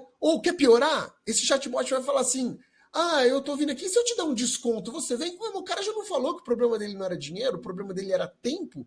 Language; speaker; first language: Portuguese; native; Portuguese